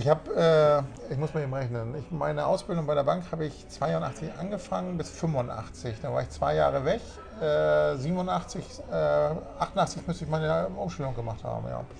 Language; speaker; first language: German; native; German